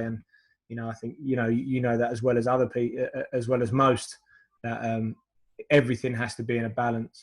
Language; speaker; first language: English; native; English